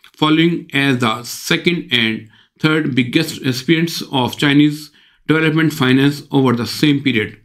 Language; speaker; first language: English; non-native, local second language; Urdu